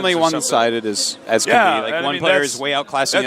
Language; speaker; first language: English; native; English